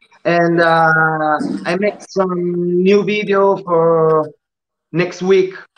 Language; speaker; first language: English; non-native, learner; Italian